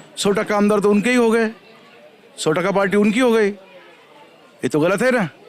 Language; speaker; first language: Hindi; non-native, local second language; Marathi